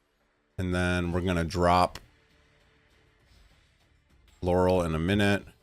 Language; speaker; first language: English; native; English